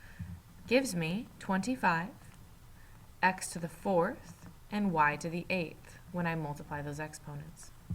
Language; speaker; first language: English; native; English